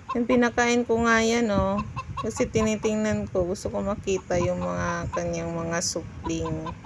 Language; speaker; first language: Filipino; non-native, local second language; Cebuano